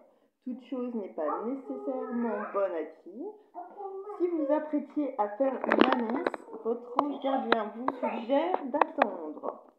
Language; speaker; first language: French; native; French